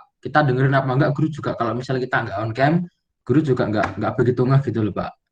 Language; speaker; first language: Indonesian; native; Indonesian